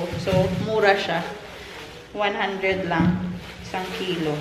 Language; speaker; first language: Filipino; non-native, local second language; Hiligaynon